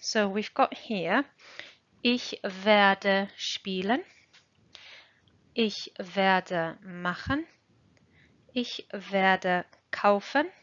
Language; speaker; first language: German; non-native, fluent; English